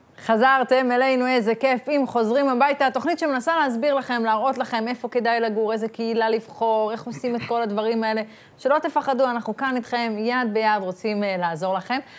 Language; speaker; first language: Hebrew; native; Hebrew